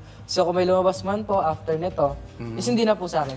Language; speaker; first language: Filipino; native; Filipino